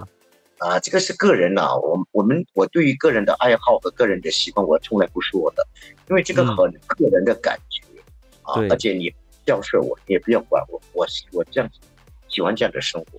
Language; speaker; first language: Chinese; native; Chinese